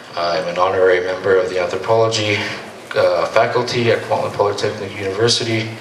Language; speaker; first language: English; native; English